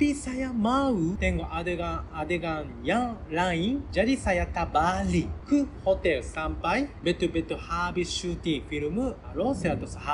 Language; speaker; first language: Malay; non-native, learner; Japanese